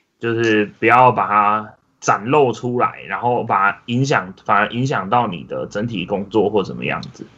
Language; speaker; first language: Chinese; native; Chinese